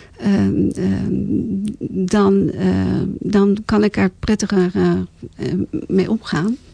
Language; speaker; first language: Dutch; native; Dutch